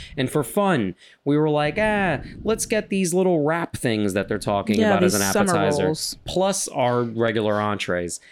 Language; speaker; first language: English; native; English